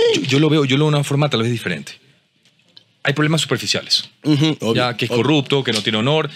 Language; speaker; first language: Spanish; native; Spanish